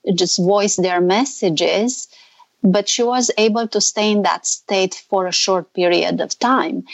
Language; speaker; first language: English; non-native, fluent; Romanian